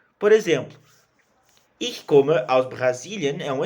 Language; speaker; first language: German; non-native, fluent; Portuguese